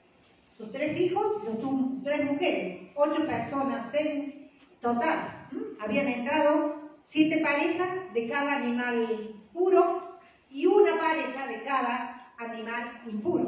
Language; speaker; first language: Spanish; native; Spanish